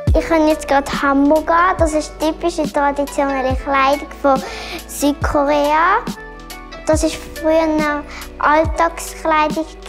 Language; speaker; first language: German; early bilingual, other home language; Korean